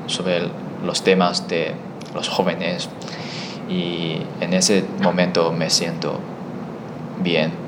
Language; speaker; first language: Spanish; non-native, learner; Chinese